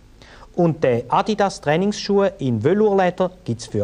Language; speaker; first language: German; native; German